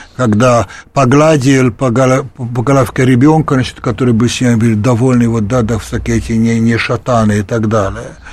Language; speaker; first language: Russian; non-native, fluent; Hungarian